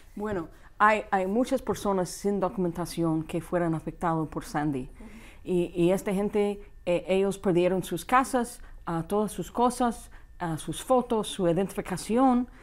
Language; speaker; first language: Spanish; non-native, fluent; English